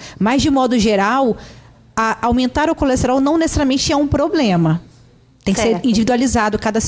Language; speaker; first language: Portuguese; native; Portuguese